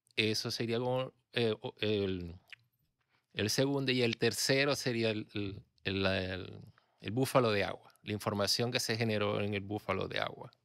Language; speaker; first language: Spanish; native; Spanish